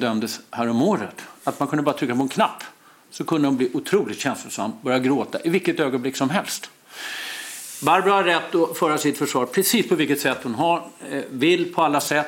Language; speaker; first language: Swedish; native; Swedish